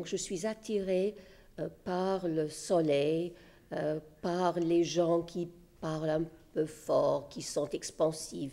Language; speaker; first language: French; non-native, fluent; English